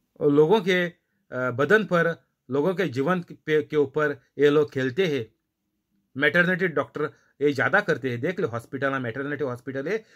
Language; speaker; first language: Hindi; non-native, local second language; Marathi